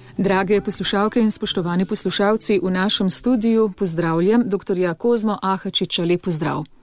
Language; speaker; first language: Slovenian; native; Slovenian